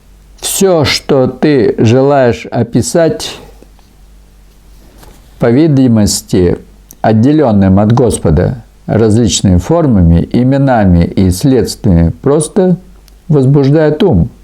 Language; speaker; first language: Russian; native; Russian